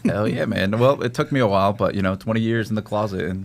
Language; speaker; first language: English; native; English